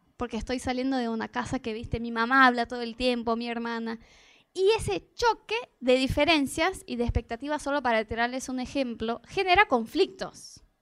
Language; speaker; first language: Spanish; non-native, fluent; Portuguese